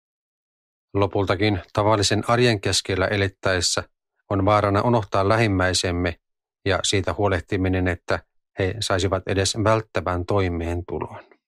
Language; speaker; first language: Finnish; native; Finnish